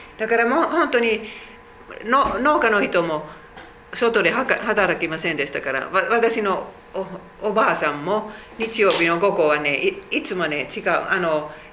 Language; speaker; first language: Japanese; non-native, fluent; Finnish